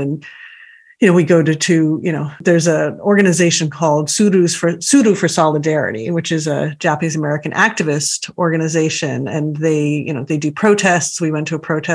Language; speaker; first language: English; native; English